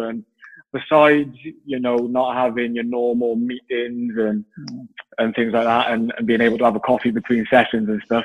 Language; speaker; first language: English; native; English